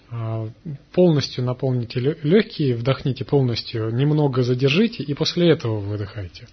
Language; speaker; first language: Russian; native; Russian